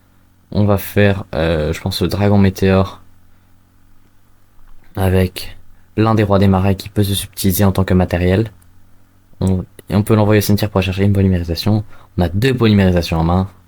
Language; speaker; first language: French; native; French